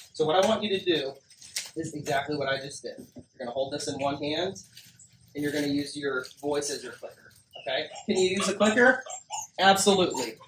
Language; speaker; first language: English; native; English